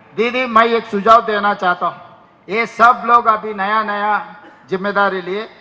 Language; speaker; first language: Hindi; non-native, local second language; Telugu